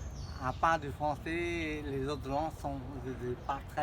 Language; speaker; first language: French; non-native, fluent; Khmer